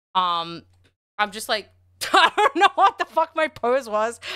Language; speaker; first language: English; native; English